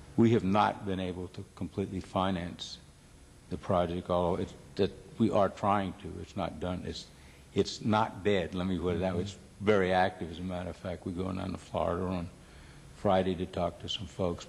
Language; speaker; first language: English; native; English